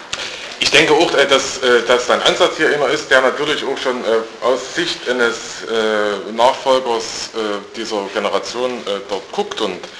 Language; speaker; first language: German; native; German